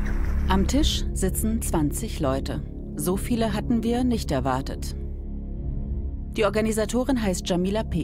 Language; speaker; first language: German; native; German